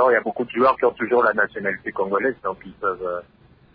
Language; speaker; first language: French; non-native, local second language; Lingala